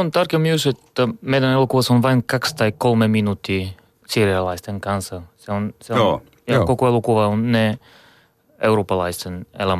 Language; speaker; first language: Finnish; non-native, learner; Bulgarian